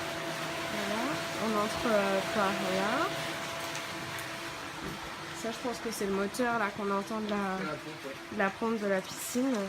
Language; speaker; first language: French; native; French